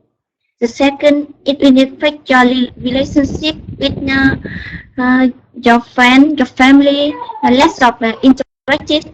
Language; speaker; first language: English; non-native, learner; Vietnamese